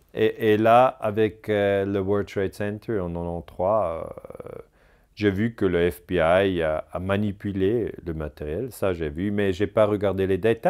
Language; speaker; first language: French; non-native, local second language; German